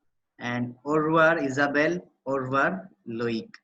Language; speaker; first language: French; non-native, learner; Hindi